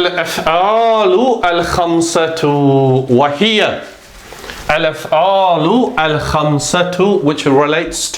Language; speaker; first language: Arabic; non-native, fluent; English